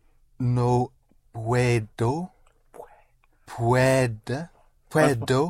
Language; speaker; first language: Spanish; non-native, learner; English